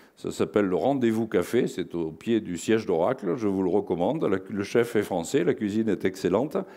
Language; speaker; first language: French; native; French